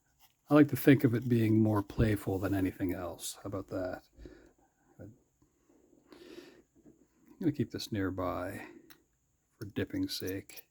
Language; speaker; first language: English; native; English